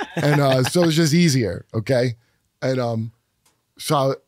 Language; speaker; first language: English; native; English